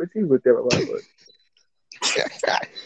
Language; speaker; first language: English; non-native, local second language; Yoruba